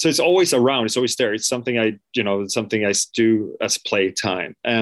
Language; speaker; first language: English; non-native, fluent; Swedish